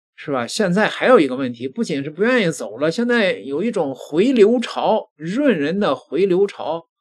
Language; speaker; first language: Chinese; native; Chinese